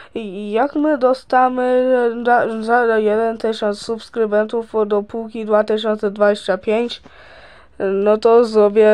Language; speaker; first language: Polish; early bilingual, heritage; Polish